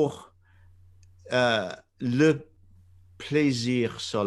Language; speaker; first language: French; non-native, fluent; English